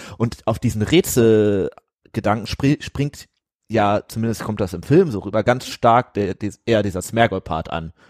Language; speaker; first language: German; native; German